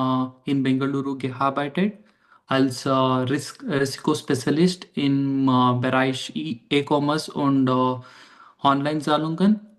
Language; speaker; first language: German; non-native, fluent; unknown